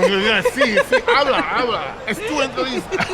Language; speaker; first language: Spanish; non-native, learner; English